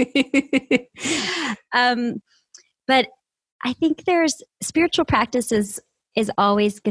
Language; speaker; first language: English; native; English